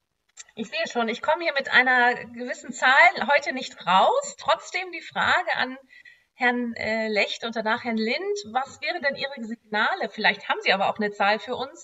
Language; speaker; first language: German; native; German